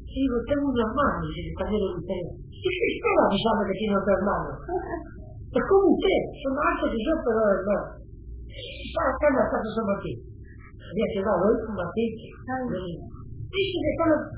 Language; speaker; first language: Spanish; non-native, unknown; Italian